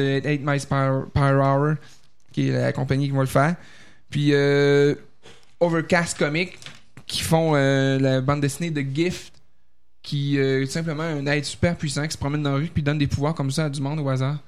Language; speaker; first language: French; native; French